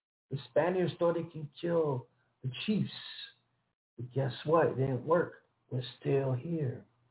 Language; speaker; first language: English; early bilingual, other home language; Spanish